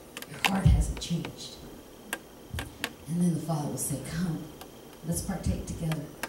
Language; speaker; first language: English; early bilingual, other home language; Spanish